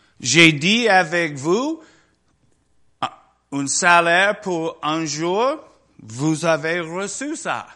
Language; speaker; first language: French; non-native, learner; English